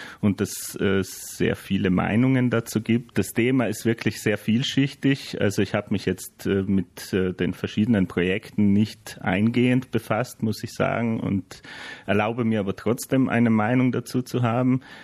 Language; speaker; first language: German; native; German